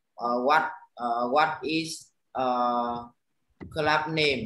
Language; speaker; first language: English; non-native, learner; Vietnamese